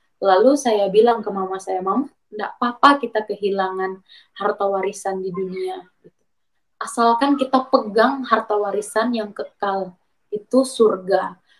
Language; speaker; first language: Indonesian; native; Indonesian